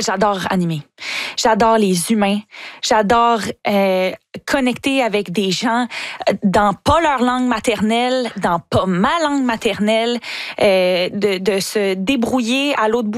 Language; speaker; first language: French; native; French